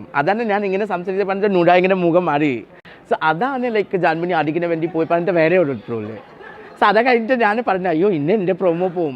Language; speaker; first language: Malayalam; non-native, fluent; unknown